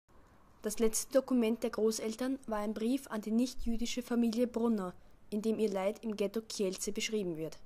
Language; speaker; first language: German; native; German